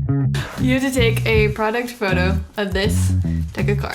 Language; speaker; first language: English; native; English